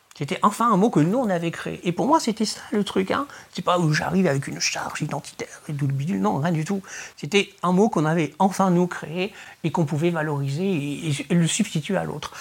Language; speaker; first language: French; early bilingual, other home language; Spanish